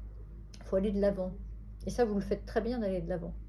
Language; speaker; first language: French; native; French